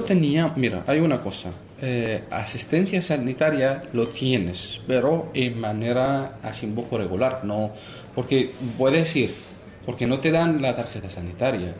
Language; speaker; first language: Spanish; non-native, fluent; Arabic